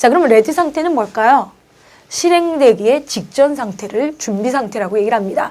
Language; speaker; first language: Korean; native; Korean